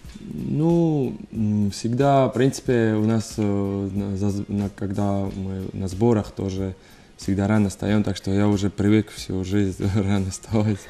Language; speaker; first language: Russian; non-native, learner; Georgian